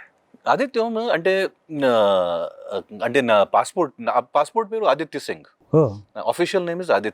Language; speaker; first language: Telugu; non-native, local second language; Hindi